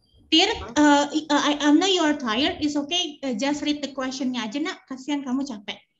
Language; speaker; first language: English; non-native, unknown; Indonesian